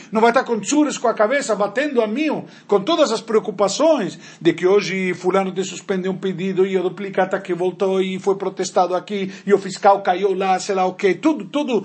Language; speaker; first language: Portuguese; non-native, fluent; Spanish